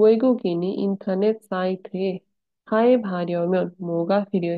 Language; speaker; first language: Korean; non-native, fluent; Bangla